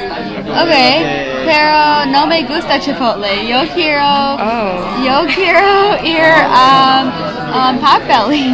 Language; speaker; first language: Spanish; non-native, learner; English